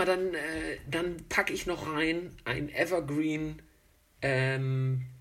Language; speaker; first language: German; native; German